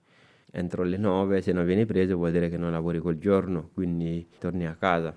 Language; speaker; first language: Italian; non-native, fluent; Bambara